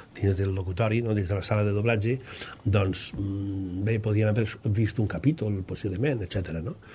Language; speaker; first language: Catalan; native; Catalan